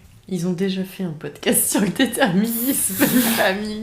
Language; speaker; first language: French; native; French